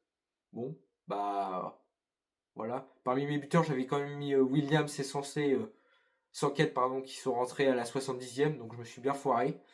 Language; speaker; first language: French; native; French